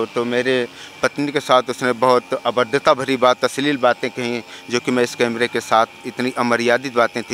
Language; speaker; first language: Hindi; native; Hindi